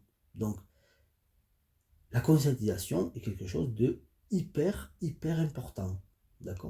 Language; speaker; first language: French; native; French